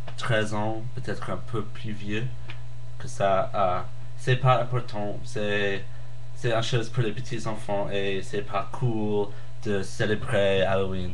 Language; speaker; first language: French; non-native, learner; English